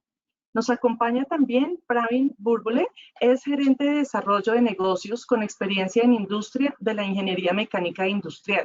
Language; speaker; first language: Spanish; native; Spanish